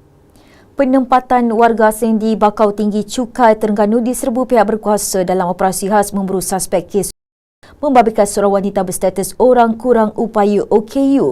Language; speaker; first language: Malay; native; Malay